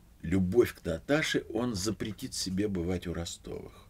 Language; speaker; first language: Russian; native; Russian